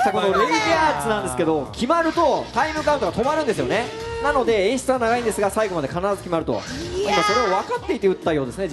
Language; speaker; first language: Japanese; native; Japanese